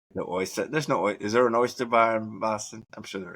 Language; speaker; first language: English; native; English